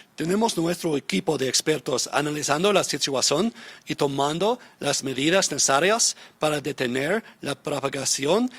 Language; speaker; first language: Spanish; non-native, fluent; English